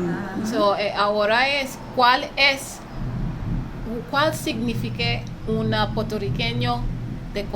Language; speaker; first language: Spanish; early bilingual, heritage; English